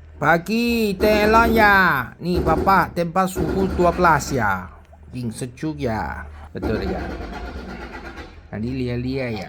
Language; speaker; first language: Indonesian; non-native, learner; Chinese